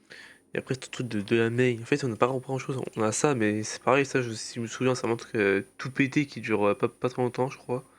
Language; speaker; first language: French; native; French